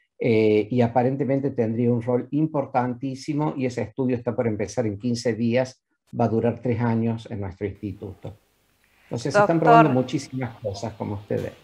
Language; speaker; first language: Spanish; native; Spanish